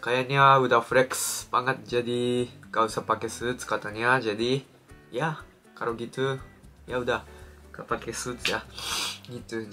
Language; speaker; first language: Indonesian; non-native, fluent; Japanese